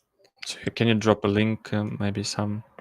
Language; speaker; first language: English; non-native, learner; Russian